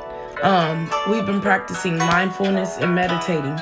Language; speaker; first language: English; native; English